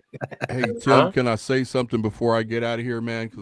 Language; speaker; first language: English; native; English